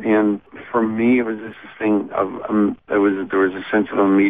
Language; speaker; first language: English; native; English